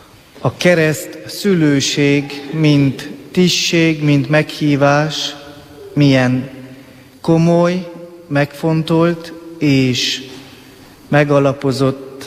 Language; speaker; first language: Hungarian; native; Hungarian